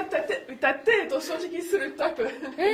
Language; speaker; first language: Japanese; non-native, learner; French